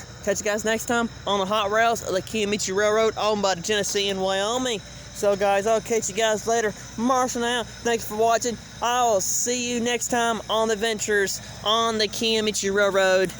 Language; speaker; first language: English; native; English